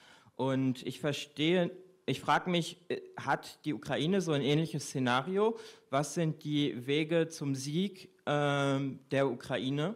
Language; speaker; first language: German; early bilingual, other home language; Croatian